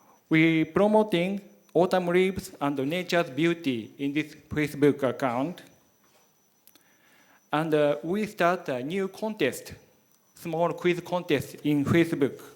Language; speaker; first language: English; non-native, learner; Japanese